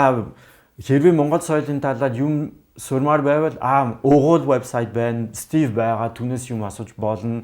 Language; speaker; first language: Mongolian; non-native, fluent; French